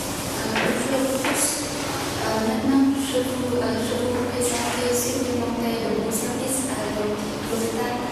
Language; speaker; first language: French; non-native, learner; Vietnamese